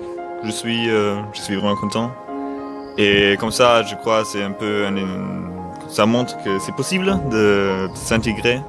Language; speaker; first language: French; non-native, learner; German